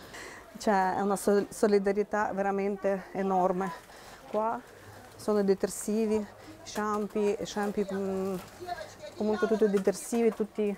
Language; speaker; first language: Italian; non-native, fluent; Russian